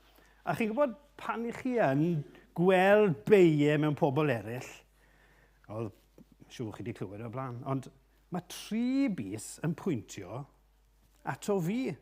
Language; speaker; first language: Welsh; native; Welsh